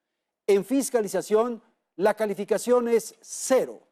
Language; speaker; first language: Spanish; native; Spanish